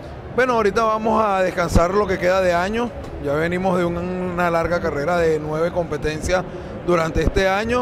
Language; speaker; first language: Spanish; native; Spanish